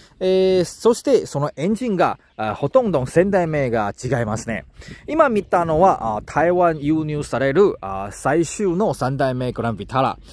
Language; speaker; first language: Japanese; non-native, learner; Chinese